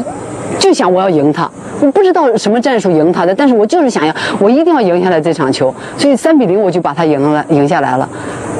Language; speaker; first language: Chinese; native; Chinese